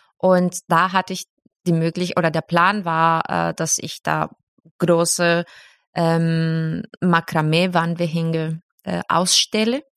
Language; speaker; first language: German; non-native, fluent; Spanish